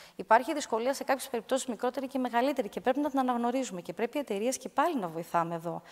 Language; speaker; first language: Greek; native; Greek